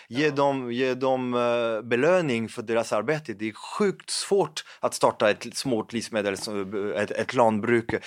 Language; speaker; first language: Swedish; non-native, fluent; French